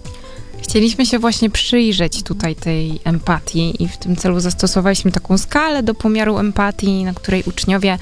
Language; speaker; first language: Polish; native; Polish